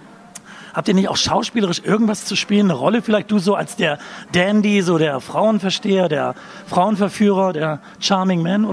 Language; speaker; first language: German; native; German